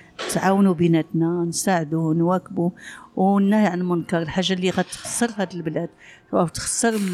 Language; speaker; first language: Arabic; native; Arabic